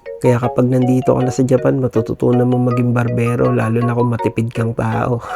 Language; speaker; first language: Filipino; native; Filipino